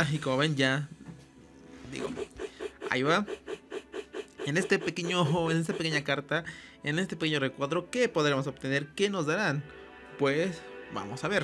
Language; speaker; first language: Spanish; native; Spanish